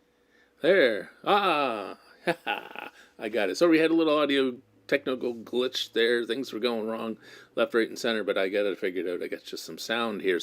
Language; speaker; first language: English; native; English